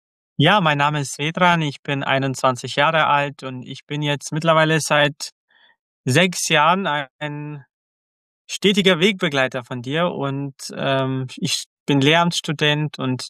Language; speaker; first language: German; early bilingual, other home language; Croatian